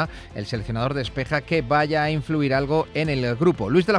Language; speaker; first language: Spanish; native; Spanish